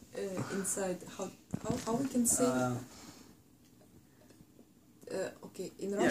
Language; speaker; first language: English; non-native, fluent; Russian